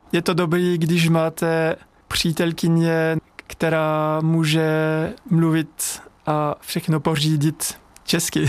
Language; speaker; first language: Czech; non-native, learner; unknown